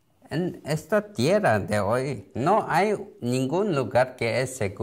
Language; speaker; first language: Spanish; non-native, learner; Korean